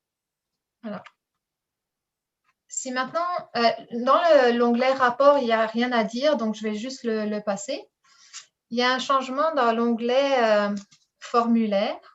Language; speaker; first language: French; native; French